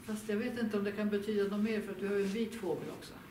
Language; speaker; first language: Swedish; native; Swedish